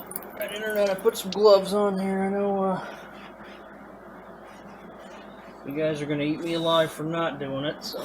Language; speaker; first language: English; native; English